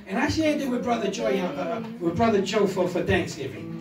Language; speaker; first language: English; early bilingual, other home language; Spanish